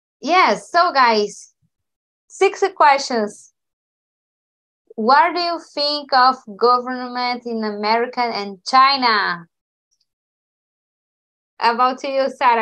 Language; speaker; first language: English; non-native, learner; Portuguese